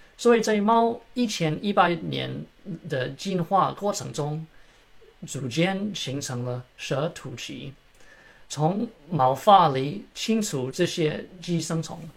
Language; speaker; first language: Chinese; early bilingual, heritage; Chinese